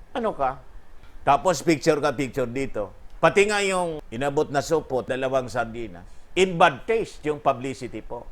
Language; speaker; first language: Filipino; non-native, local second language; Bikol